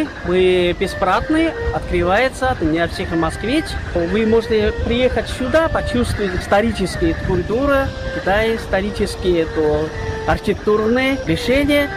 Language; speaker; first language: Russian; non-native, learner; Chinese